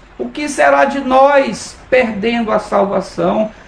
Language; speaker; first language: Portuguese; native; Portuguese